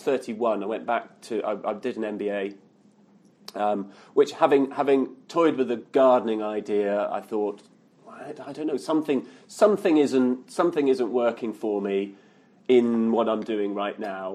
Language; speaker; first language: English; native; English